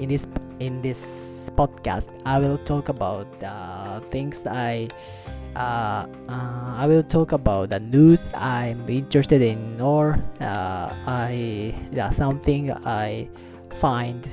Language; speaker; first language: English; non-native, learner; Japanese